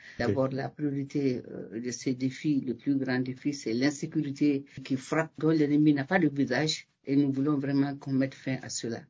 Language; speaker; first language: French; non-native, local second language; Bambara